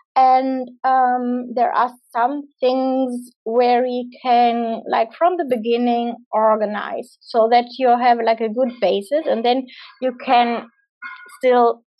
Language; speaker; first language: English; non-native, fluent; German